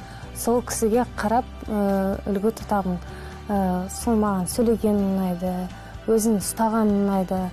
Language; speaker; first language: Kazakh; non-native, local second language; Russian